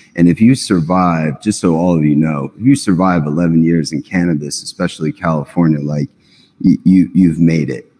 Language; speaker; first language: English; native; English